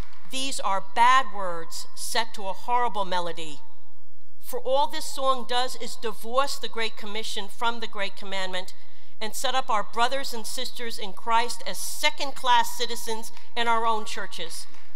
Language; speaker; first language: English; native; English